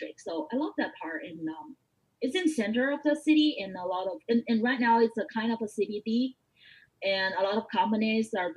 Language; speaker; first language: English; non-native, fluent; Chinese